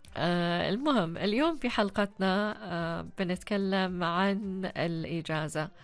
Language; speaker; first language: Arabic; native; Arabic